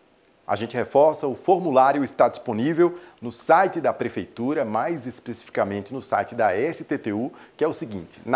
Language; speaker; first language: Portuguese; native; Portuguese